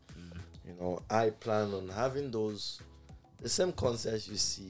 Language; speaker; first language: English; non-native, local second language; Igbo